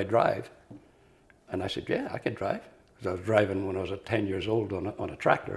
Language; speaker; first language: English; native; English